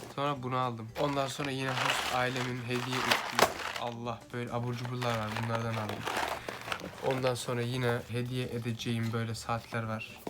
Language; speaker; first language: Turkish; native; Turkish